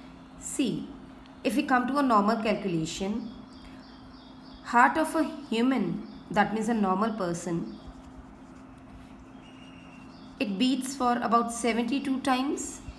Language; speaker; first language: English; non-native, local second language; Hindi